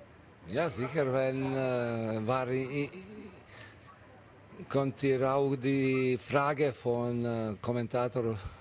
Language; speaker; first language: German; non-native, fluent; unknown